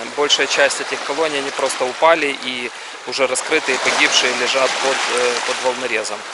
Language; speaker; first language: Russian; native; Russian